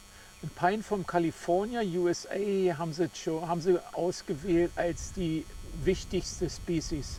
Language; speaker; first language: German; native; German